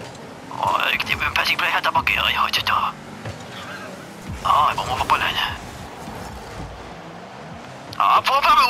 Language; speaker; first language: Norwegian; native; Norwegian